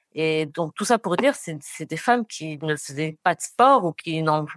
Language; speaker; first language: French; non-native, local second language; Arabic